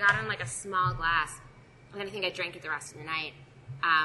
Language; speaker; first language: English; native; English